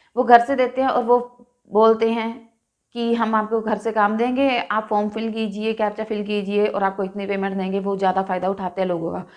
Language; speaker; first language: Hindi; non-native, local second language; Punjabi